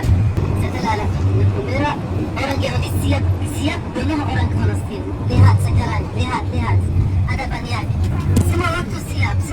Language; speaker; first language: Indonesian; non-native, learner; Arabic